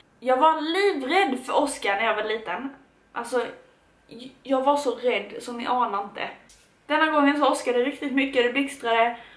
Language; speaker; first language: Swedish; native; Swedish